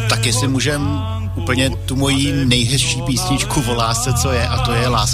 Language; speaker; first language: Czech; native; Czech